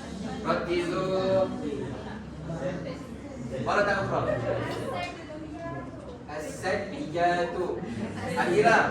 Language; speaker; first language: Arabic; non-native, fluent; Malay